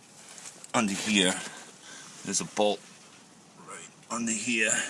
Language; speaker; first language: English; native; English